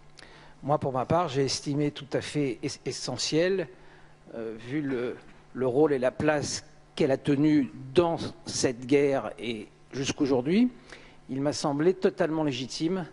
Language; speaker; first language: French; native; French